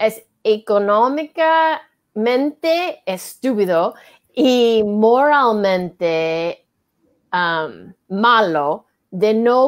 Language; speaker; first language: Spanish; non-native, learner; English